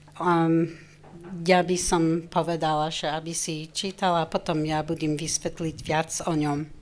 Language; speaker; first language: Slovak; non-native, fluent; English